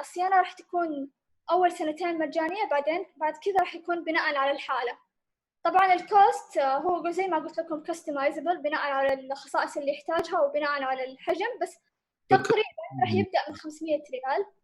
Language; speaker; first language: Arabic; native; Arabic